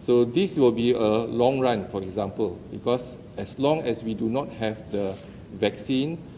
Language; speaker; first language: English; non-native, local second language; Malay